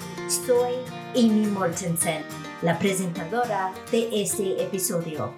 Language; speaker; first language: Spanish; non-native, fluent; English